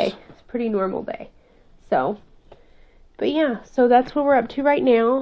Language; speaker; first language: English; native; English